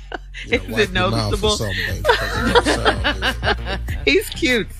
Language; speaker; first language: English; native; English